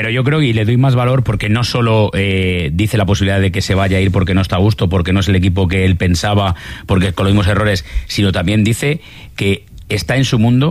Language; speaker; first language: Spanish; native; Spanish